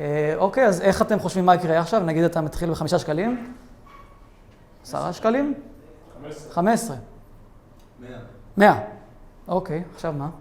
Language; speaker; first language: Hebrew; native; Hebrew